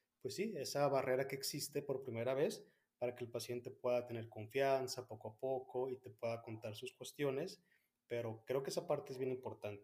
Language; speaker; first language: Spanish; native; Spanish